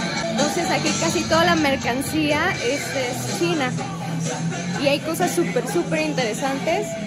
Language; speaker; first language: Spanish; native; Spanish